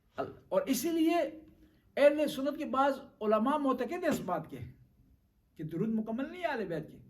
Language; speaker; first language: Urdu; non-native, local second language; Punjabi